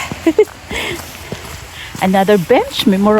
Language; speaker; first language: English; non-native, learner; Filipino